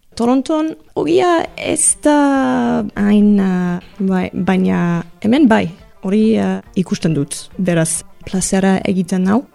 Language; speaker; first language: Basque; non-native, learner; English